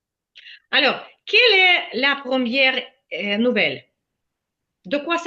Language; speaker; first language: French; non-native, fluent; Ukrainian